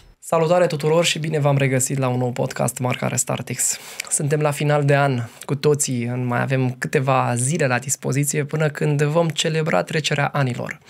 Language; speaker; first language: Romanian; native; Romanian